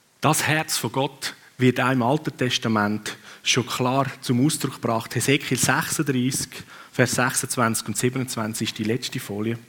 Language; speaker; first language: German; non-native, fluent; Swiss German